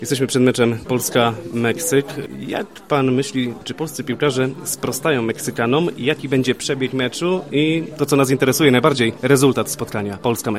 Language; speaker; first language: Polish; native; Polish